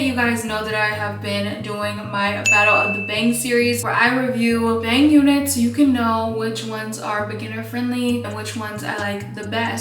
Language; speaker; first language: English; native; English